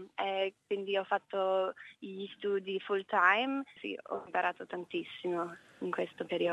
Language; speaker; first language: Italian; non-native, learner; English